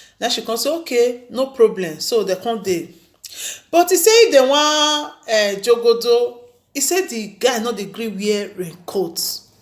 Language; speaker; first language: Nigerian Pidgin; non-native, local second language; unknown